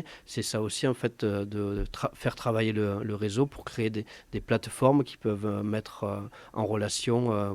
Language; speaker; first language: French; native; French